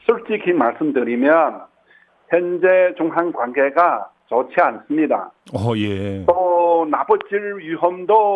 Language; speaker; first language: Korean; non-native, fluent; Chinese